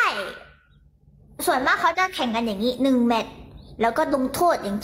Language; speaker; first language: Thai; early bilingual, other home language; Korean